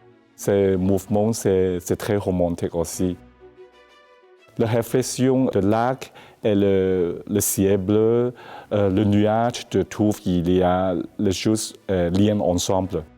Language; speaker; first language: French; non-native, learner; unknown